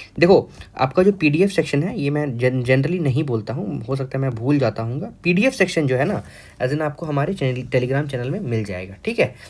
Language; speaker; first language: Hindi; native; Hindi